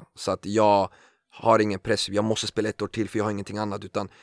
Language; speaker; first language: Swedish; early bilingual, other home language; Kurdish